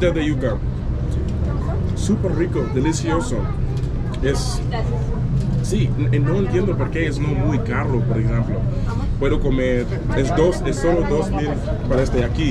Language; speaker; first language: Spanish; non-native, learner; English